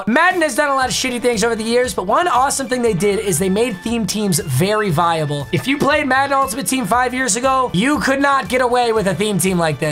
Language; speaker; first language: English; native; English